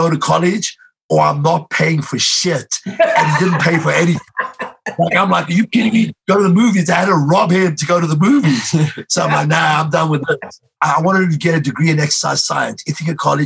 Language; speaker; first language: English; native; English